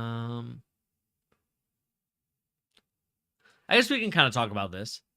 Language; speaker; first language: English; native; English